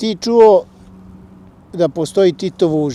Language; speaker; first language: Bosnian; native; Bosnian